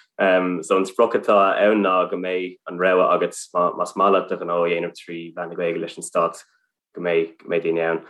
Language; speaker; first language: Irish; non-native, local second language; English